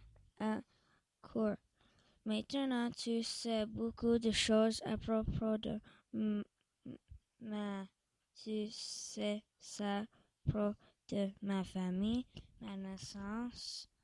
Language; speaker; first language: French; non-native, learner; English